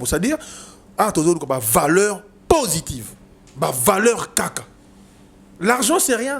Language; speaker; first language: French; non-native, local second language; Lingala